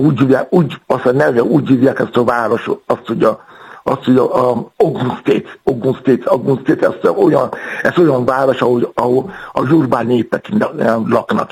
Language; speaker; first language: Hungarian; non-native, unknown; Yoruba